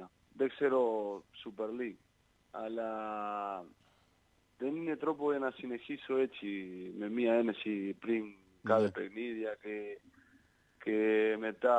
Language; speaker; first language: Greek; non-native, learner; Spanish